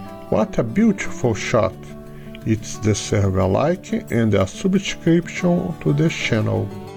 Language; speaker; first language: English; non-native, fluent; Portuguese